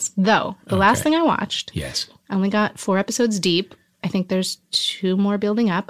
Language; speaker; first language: English; native; English